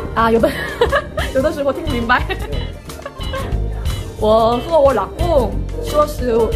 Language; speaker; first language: Chinese; non-native, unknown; Korean